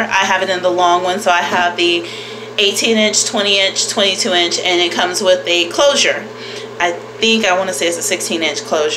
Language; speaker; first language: English; native; English